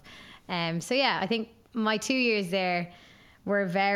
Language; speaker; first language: English; native; English